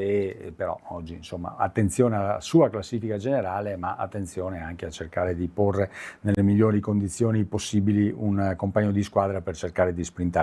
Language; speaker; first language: Italian; native; Italian